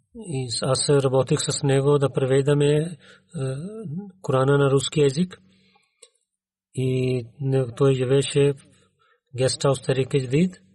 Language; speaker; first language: Bulgarian; non-native, learner; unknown